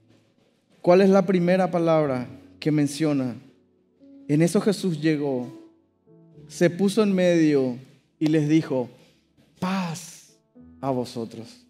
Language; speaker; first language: Spanish; native; Spanish